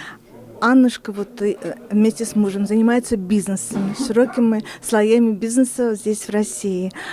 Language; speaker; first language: Russian; native; Russian